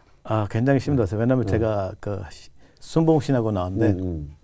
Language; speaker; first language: Korean; non-native, learner; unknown